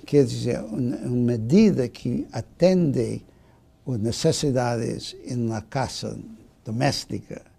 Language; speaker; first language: Portuguese; non-native, fluent; English